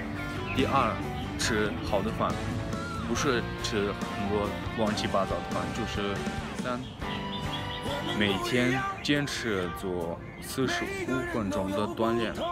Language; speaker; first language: Chinese; non-native, fluent; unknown